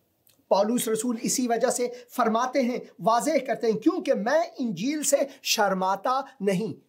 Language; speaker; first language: Hindi; non-native, fluent; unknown